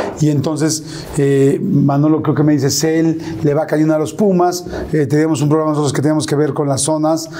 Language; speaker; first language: Spanish; native; Spanish